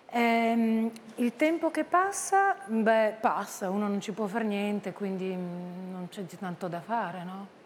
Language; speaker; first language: Italian; early bilingual, heritage; Italian